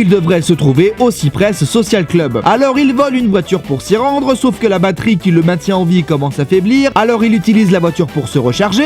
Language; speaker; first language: French; native; French